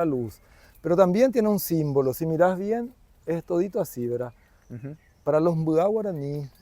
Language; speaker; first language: Spanish; native; Spanish